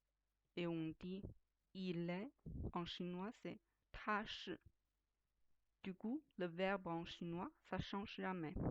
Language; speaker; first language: French; non-native, fluent; Chinese